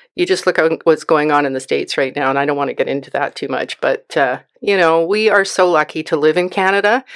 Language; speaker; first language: English; native; English